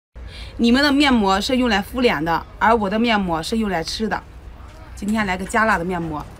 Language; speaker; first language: Chinese; native; Chinese